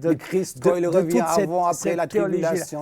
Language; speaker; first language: French; native; French